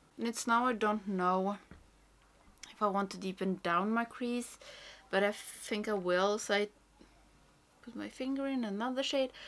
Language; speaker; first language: English; non-native, fluent; Swedish